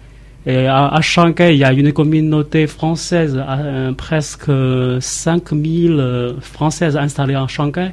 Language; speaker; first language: French; non-native, learner; Chinese